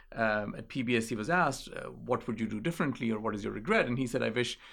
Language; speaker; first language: English; non-native, local second language; Urdu